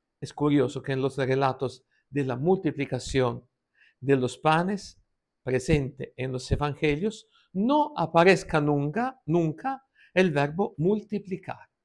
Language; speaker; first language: Spanish; non-native, fluent; Italian